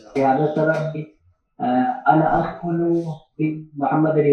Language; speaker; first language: Arabic; non-native, learner; Urdu